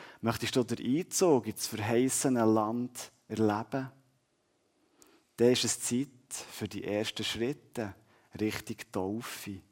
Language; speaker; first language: German; native; German